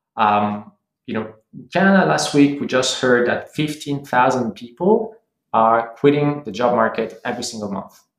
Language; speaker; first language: English; non-native, fluent; French